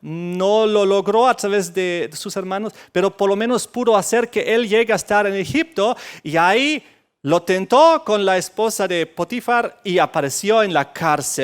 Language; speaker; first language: Spanish; native; Spanish